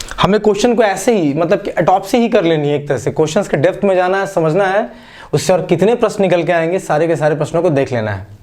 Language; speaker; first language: Hindi; non-native, local second language; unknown